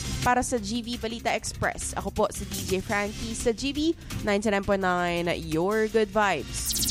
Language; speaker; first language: Filipino; native; Filipino